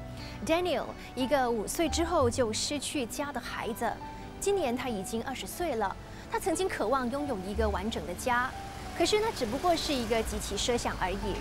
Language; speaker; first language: Chinese; native; Chinese